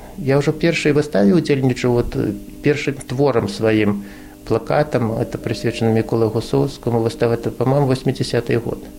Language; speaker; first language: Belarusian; non-native, local second language; Russian